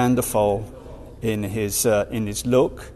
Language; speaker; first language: English; native; English